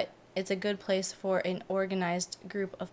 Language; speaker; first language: English; native; English